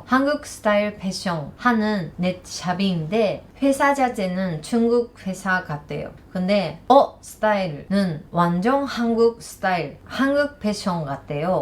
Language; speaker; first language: Korean; non-native, learner; Japanese